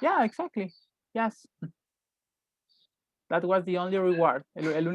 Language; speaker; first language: English; non-native, fluent; Spanish